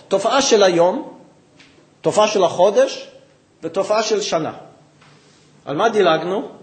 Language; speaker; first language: Hebrew; non-native, fluent; English